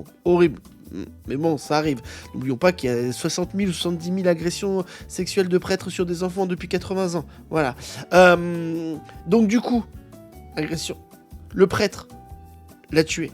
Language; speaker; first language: French; native; French